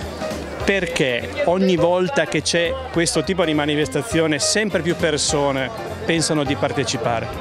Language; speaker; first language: Italian; native; Italian